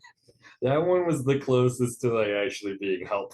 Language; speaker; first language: English; native; English